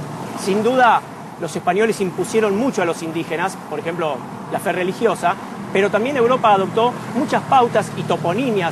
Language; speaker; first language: Spanish; native; Spanish